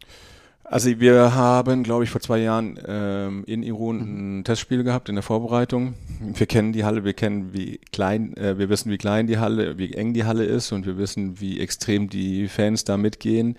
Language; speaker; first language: German; native; German